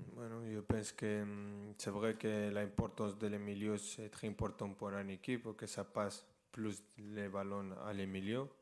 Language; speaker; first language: French; non-native, fluent; Spanish